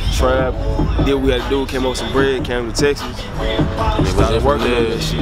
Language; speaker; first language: English; native; English